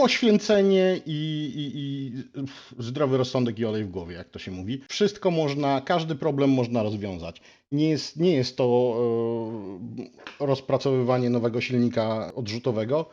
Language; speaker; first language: Polish; native; Polish